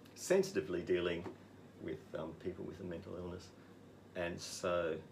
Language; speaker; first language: English; native; English